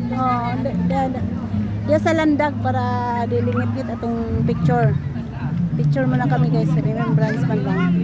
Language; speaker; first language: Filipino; non-native, local second language; Cebuano